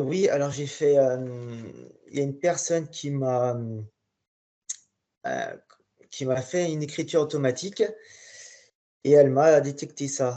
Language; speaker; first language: French; native; French